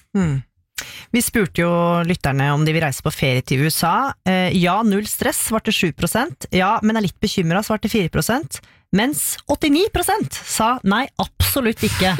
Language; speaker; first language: Norwegian; native; Norwegian